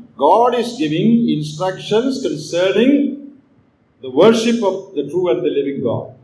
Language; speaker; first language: English; non-native, local second language; Malayalam